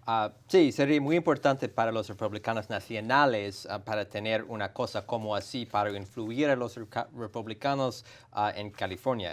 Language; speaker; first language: Spanish; non-native, fluent; English